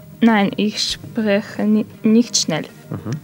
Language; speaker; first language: German; non-native, learner; Russian